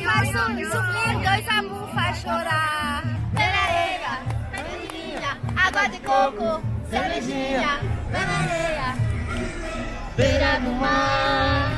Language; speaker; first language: Portuguese; non-native, learner; French